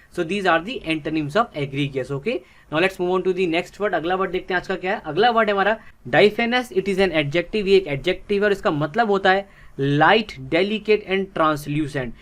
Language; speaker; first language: Hindi; native; Hindi